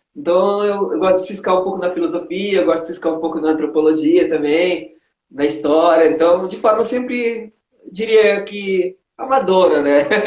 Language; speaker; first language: Portuguese; non-native, local second language; Kabuverdianu